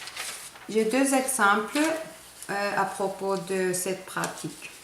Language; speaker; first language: French; non-native, fluent; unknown